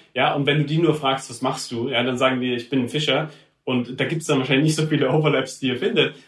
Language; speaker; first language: German; native; German